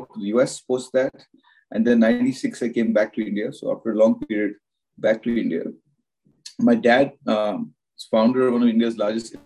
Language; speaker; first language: English; non-native, local second language; Hindi